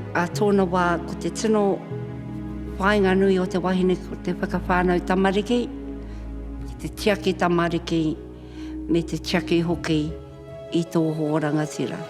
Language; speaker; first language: Māori; non-native, local second language; English